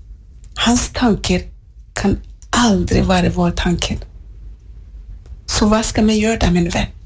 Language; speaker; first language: Norwegian; non-native, learner; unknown